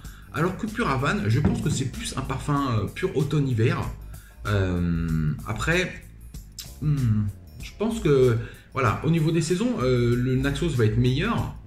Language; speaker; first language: French; native; French